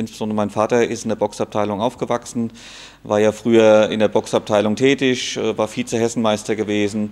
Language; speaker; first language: German; native; German